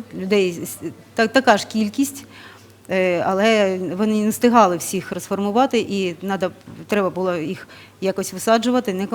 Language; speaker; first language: Ukrainian; non-native, local second language; Russian